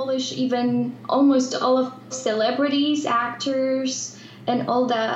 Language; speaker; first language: English; non-native, fluent; Polish